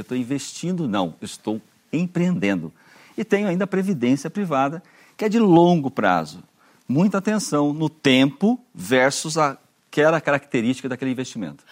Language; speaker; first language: Portuguese; native; Portuguese